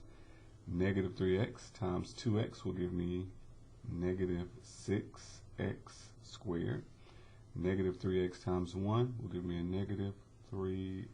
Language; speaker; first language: English; native; English